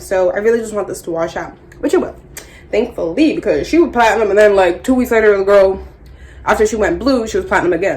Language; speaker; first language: English; native; English